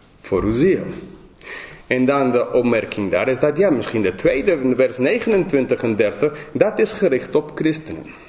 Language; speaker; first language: Dutch; non-native, fluent; English